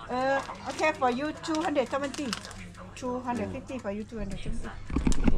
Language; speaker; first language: English; non-native, learner; Thai